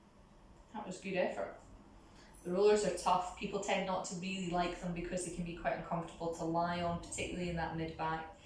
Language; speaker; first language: English; native; English